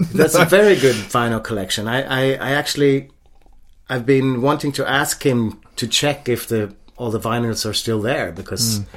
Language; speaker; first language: English; non-native, fluent; Swedish